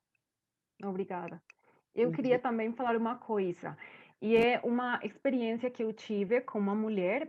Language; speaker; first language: Portuguese; non-native, fluent; Spanish